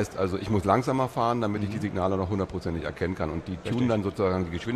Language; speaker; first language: German; native; German